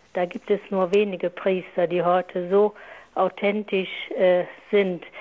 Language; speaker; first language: German; non-native, fluent; Croatian